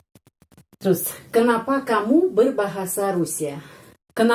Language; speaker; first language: Indonesian; non-native, fluent; Russian